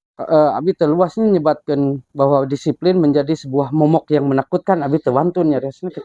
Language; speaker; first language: Indonesian; non-native, local second language; Sundanese